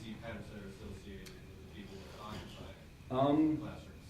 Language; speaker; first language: English; native; English